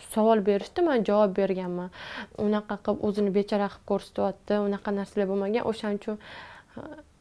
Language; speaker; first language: Uzbek; non-native, local second language; Tajik